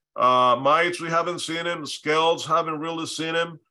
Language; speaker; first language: English; non-native, fluent; Spanish